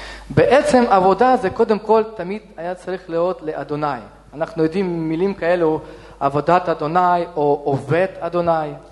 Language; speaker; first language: Hebrew; non-native, fluent; Russian